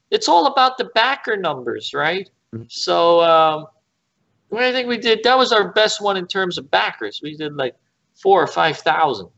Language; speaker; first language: English; native; English